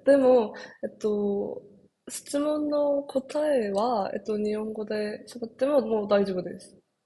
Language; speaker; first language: Japanese; non-native, learner; Vietnamese